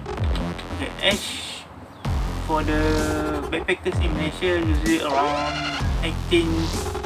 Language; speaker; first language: English; non-native, learner; Malay